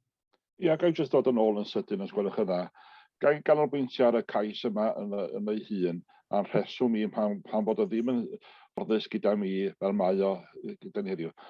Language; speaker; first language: Welsh; native; Welsh